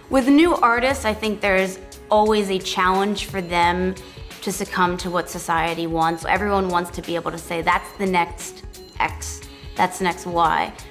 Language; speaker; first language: English; native; English